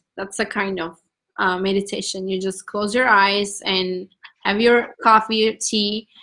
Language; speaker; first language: English; non-native, fluent; Turkish